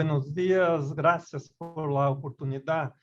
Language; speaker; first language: Spanish; non-native, learner; Portuguese